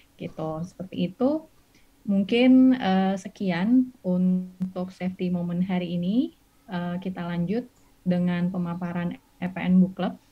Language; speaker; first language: Indonesian; native; Indonesian